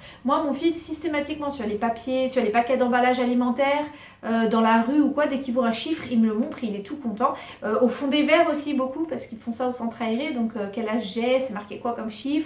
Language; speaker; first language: French; native; French